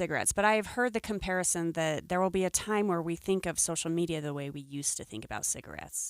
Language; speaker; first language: English; native; English